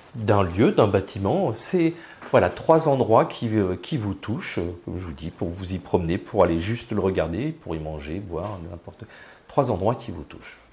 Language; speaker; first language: French; native; French